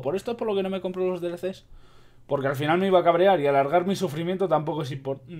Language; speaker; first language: Spanish; native; Spanish